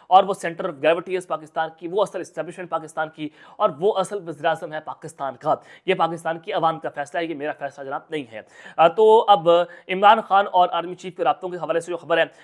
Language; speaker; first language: Urdu; non-native, local second language; Punjabi